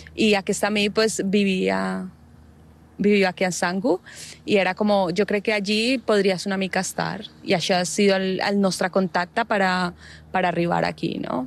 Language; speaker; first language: Catalan; non-native, learner; Spanish